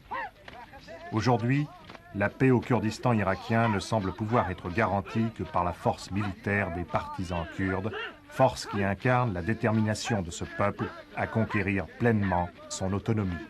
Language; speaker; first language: French; native; French